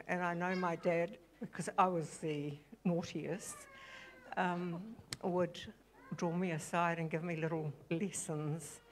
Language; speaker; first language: English; native; English